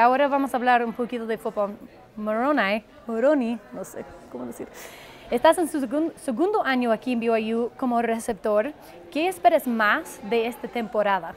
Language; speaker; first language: Spanish; non-native, fluent; English